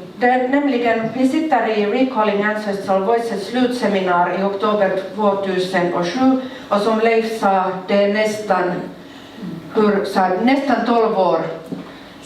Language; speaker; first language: Swedish; non-native, local second language; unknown